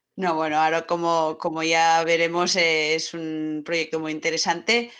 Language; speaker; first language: Spanish; non-native, local second language; Catalan